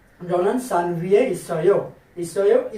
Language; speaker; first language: Korean; non-native, learner; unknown